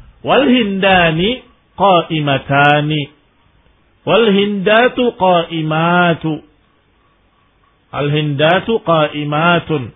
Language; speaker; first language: Arabic; non-native, fluent; Indonesian